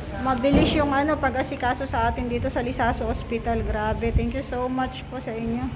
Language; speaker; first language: Filipino; native; Filipino